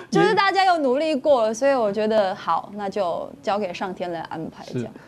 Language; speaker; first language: Chinese; non-native, local second language; Min Nan Chinese